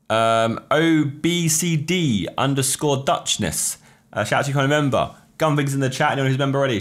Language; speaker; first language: English; native; English